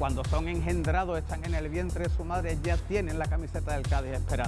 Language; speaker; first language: Spanish; native; Spanish